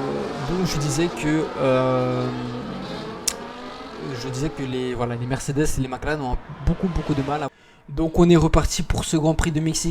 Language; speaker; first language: French; native; French